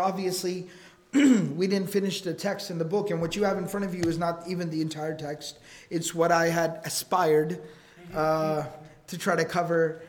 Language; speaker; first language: English; native; English